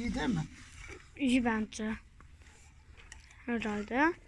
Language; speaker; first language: Turkish; early bilingual, heritage; Turkish